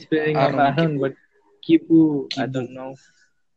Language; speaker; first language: English; non-native, local second language; Nepali